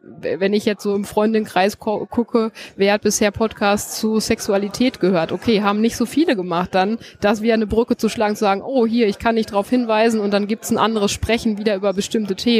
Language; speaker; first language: German; native; German